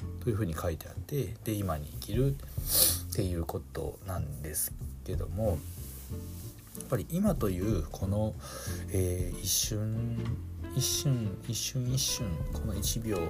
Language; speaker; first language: Japanese; native; Japanese